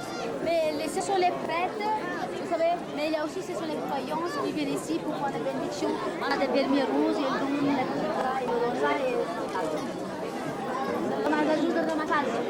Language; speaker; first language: French; non-native, fluent; Nepali